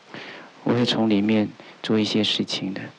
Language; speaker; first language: Chinese; native; Chinese